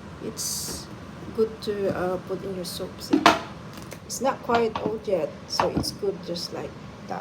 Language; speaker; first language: English; non-native, local second language; Filipino